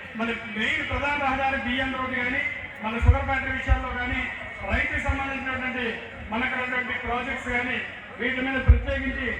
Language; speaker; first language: Telugu; native; Telugu